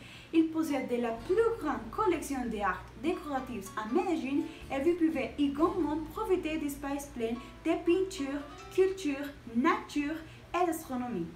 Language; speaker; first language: French; non-native, learner; Spanish